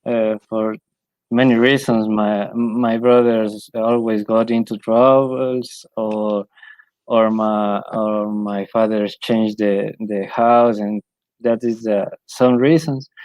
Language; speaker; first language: English; non-native, learner; Spanish